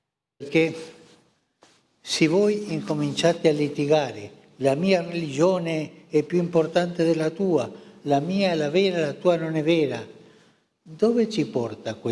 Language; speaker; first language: Italian; non-native, fluent; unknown